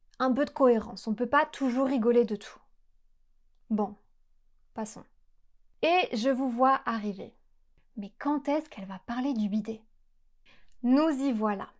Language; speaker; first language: French; native; French